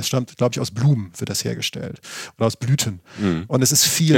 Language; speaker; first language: German; native; German